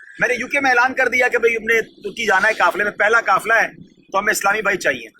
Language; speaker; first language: Urdu; native; Urdu